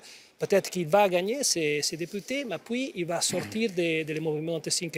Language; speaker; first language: French; non-native, fluent; Italian